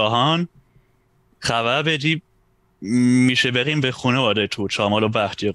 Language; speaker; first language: Persian; non-native, fluent; German